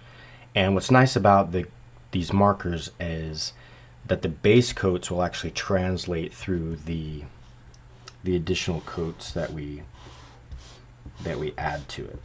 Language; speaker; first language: English; native; English